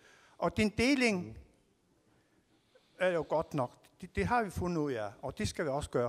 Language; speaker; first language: Danish; non-native, local second language; Kalaallisut